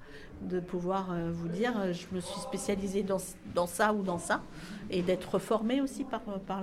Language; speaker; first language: French; native; French